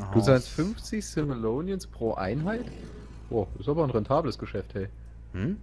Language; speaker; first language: German; native; German